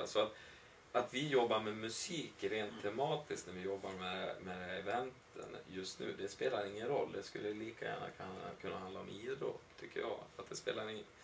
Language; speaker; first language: Swedish; native; Swedish